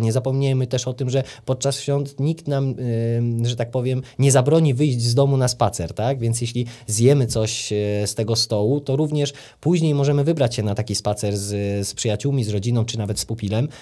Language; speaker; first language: Polish; native; Polish